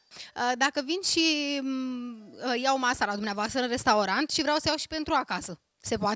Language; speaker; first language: Romanian; native; Romanian